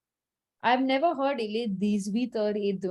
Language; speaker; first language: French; non-native, fluent; Hindi